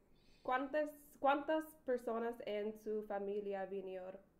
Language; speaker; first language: Spanish; non-native, learner; English